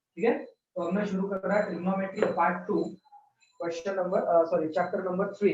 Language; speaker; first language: Hindi; non-native, local second language; Marathi